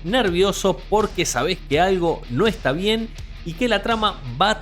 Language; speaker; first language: Spanish; native; Spanish